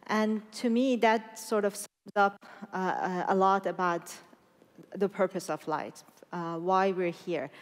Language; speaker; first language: English; non-native, fluent; Persian